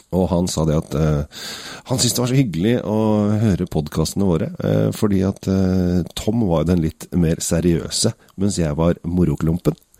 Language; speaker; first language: Norwegian; native; Norwegian